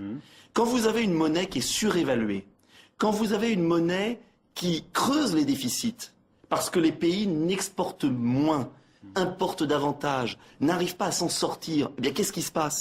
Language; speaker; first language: French; native; French